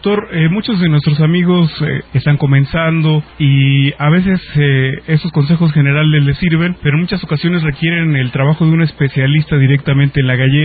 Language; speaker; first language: Spanish; native; Spanish